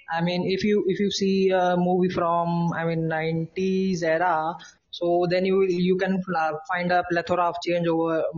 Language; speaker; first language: English; non-native, local second language; Hindi